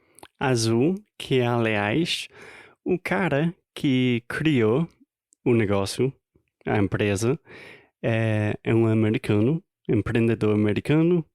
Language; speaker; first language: Portuguese; non-native, fluent; English